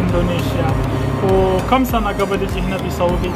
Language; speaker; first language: Arabic; non-native, learner; Urdu